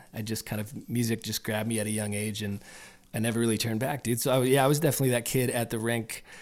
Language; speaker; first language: English; native; English